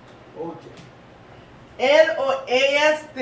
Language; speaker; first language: Spanish; non-native, learner; Haitian Creole